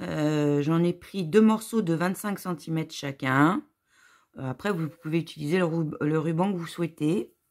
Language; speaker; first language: French; native; French